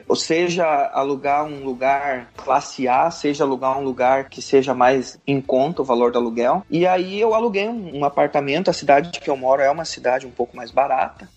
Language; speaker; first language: Portuguese; native; Portuguese